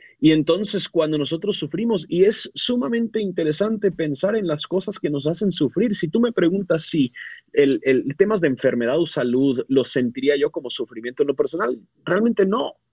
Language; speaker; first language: Spanish; early bilingual, other home language; English